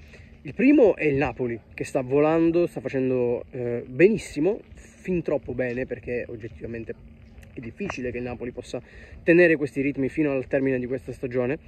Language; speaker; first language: Italian; native; Italian